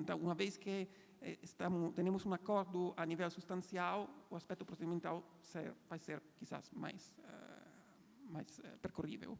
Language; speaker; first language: Portuguese; non-native, fluent; Italian